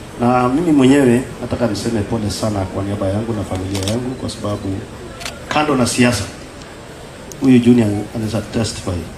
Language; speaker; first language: Swahili; non-native, local second language; Kalenjin